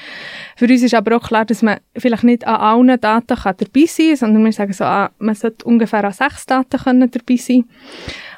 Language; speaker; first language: German; native; German